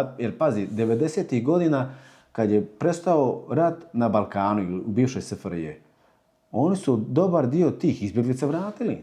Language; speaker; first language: Croatian; early bilingual, heritage; Croatian